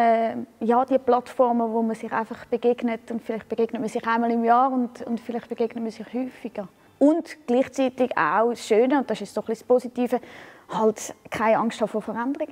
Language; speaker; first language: German; native; German